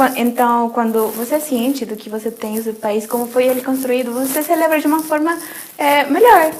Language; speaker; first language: Portuguese; non-native, fluent; Spanish